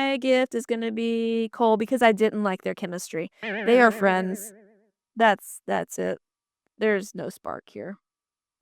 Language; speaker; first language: English; native; English